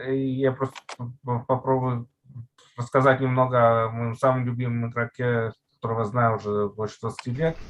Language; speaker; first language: Russian; native; Russian